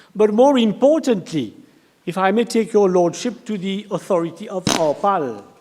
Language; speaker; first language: English; non-native, local second language; Morisyen